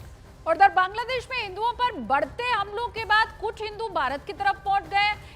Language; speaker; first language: Hindi; native; Hindi